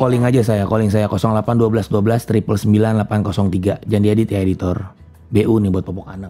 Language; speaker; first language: Indonesian; native; Indonesian